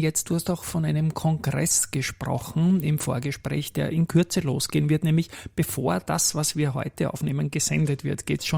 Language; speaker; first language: German; native; German